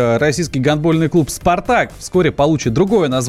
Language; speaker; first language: Russian; native; Russian